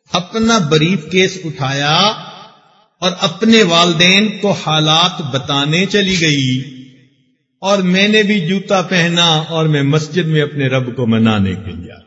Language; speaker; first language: Urdu; non-native, local second language; Punjabi